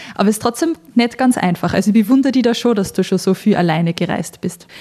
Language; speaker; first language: German; native; German